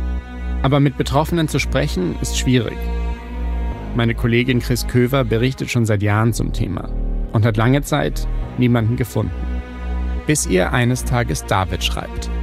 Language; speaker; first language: German; native; German